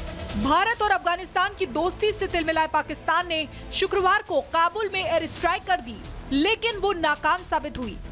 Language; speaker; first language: Hindi; native; Hindi